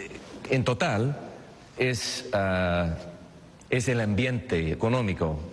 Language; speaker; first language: Spanish; non-native, fluent; English